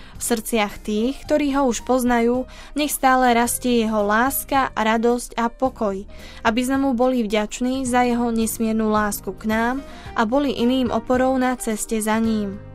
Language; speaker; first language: Slovak; native; Slovak